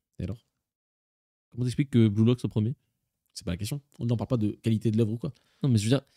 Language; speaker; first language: French; native; French